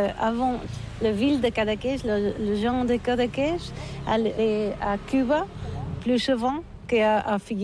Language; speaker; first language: French; non-native, learner; Catalan